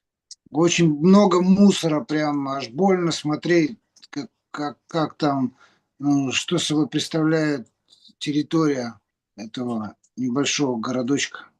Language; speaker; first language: Russian; native; Russian